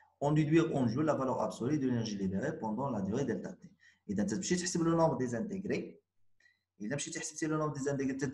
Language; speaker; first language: French; non-native, local second language; Arabic